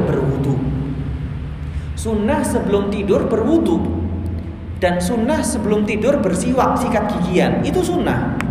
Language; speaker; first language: Indonesian; native; Indonesian